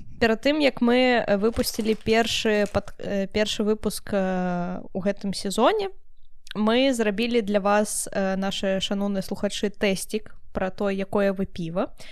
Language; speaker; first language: Belarusian; non-native, local second language; Russian